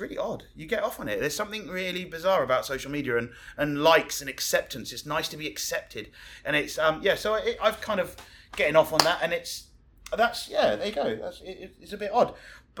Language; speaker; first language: English; native; English